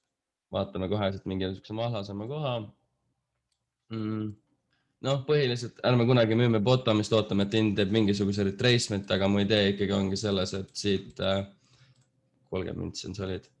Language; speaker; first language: Estonian; native; Estonian